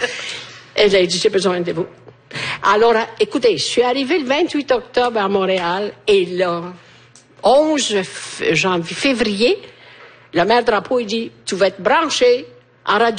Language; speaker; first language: French; non-native, fluent; Italian